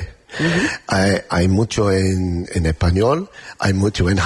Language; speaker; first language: Spanish; non-native, learner; English